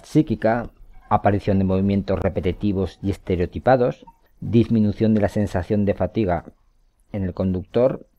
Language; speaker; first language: Spanish; native; Spanish